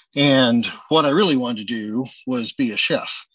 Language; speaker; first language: English; native; English